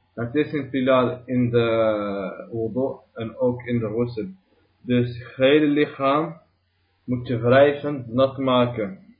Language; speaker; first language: Dutch; early bilingual, other home language; Arabic